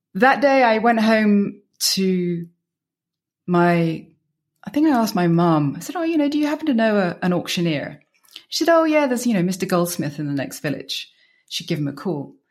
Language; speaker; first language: English; native; English